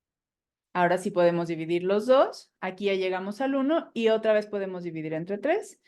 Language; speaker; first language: Spanish; native; Spanish